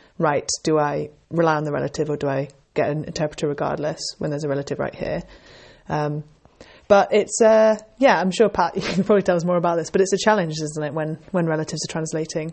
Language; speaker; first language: English; native; English